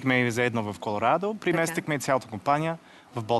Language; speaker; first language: Bulgarian; non-native, learner; English